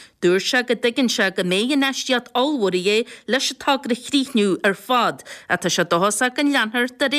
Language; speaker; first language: Irish; native; Irish